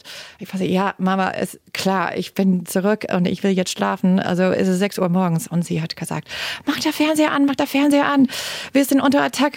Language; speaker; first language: German; non-native, fluent; English